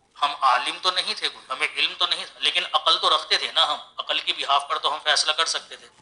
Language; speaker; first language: Urdu; native; Urdu